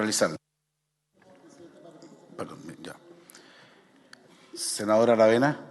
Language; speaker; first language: Spanish; native; Spanish